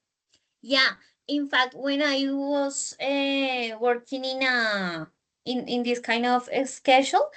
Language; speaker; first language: English; non-native, learner; Spanish